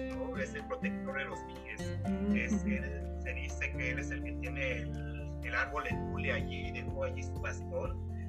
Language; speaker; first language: Spanish; native; Spanish